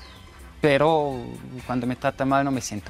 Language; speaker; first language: Spanish; non-native, fluent; German